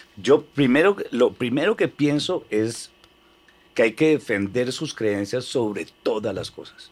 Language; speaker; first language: Spanish; native; Spanish